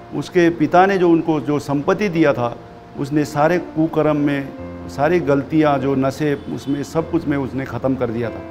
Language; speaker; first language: Hindi; early bilingual, other home language; Nepali